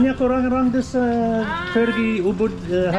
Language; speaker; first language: Indonesian; non-native, learner; English